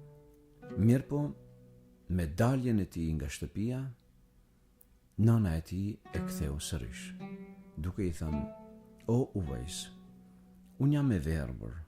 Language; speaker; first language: Albanian; native; Albanian